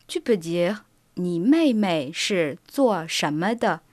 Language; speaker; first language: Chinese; native; Chinese